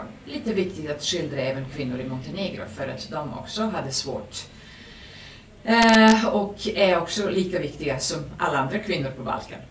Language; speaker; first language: Swedish; non-native, fluent; Serbian